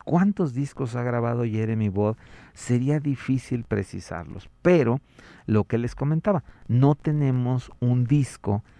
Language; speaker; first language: Spanish; native; Spanish